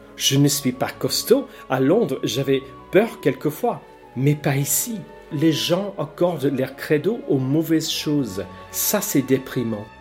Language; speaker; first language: French; non-native, fluent; English